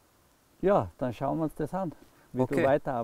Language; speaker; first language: German; native; German